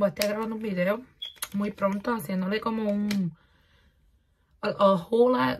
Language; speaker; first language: Spanish; early bilingual, heritage; Spanish